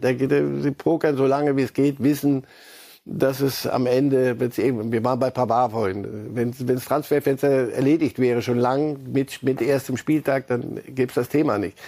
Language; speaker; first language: German; native; German